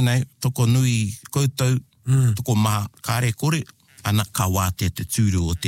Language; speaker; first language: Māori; non-native, local second language; English